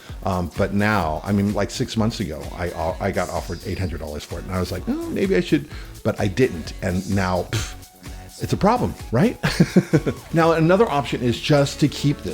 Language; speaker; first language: English; native; English